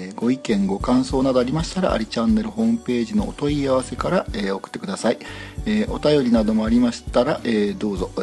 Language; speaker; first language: Japanese; native; Japanese